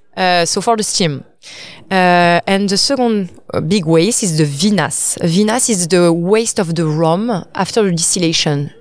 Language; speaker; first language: English; non-native, fluent; French